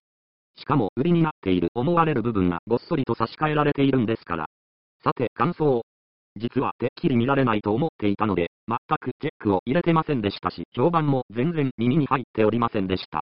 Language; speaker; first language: Japanese; native; Japanese